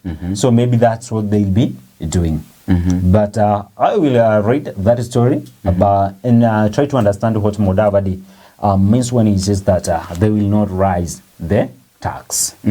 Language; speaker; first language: English; non-native, local second language; Swahili